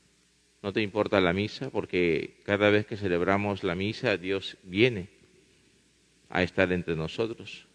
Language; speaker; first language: Spanish; native; Spanish